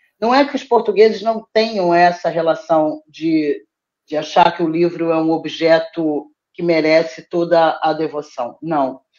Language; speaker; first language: Portuguese; native; Portuguese